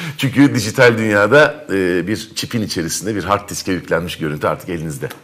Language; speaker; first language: Turkish; native; Turkish